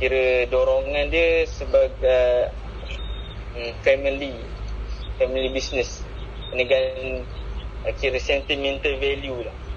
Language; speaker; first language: Malay; native; Malay